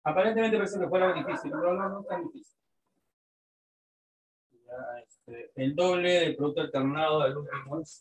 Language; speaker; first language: Spanish; native; Spanish